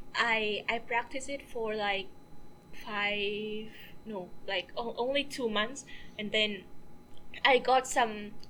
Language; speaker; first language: English; non-native, fluent; Vietnamese